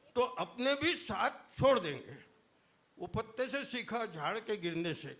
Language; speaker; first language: Hindi; non-native, local second language; Marathi